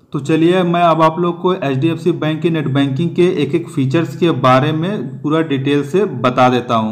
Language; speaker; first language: Hindi; native; Hindi